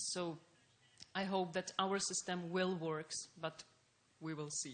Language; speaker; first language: English; non-native, learner; Czech